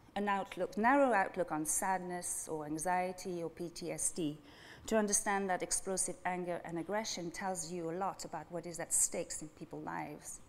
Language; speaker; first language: English; non-native, fluent; French